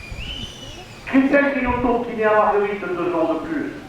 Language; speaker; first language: French; native; French